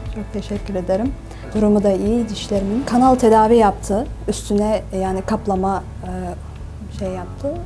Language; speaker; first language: Turkish; non-native, fluent; Turkmen